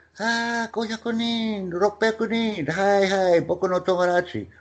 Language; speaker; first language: Japanese; non-native, learner; English